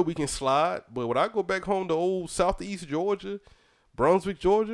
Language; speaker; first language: English; native; English